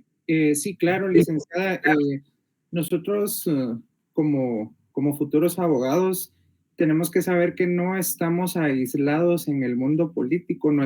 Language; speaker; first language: Spanish; native; Spanish